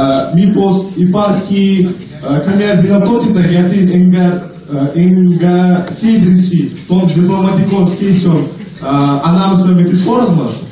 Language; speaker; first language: Greek; non-native, fluent; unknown